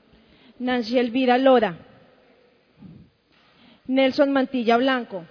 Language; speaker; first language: Spanish; native; Spanish